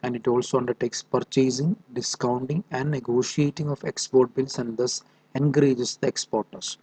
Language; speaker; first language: English; non-native, local second language; Malayalam